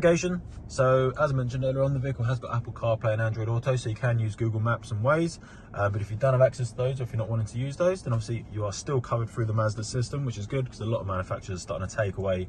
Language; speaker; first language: English; native; English